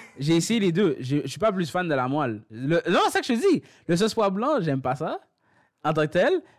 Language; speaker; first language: French; early bilingual, other home language; Haitian Creole